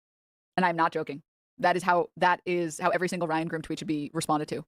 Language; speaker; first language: English; native; English